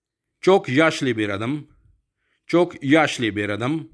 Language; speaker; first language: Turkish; non-native, learner; Urdu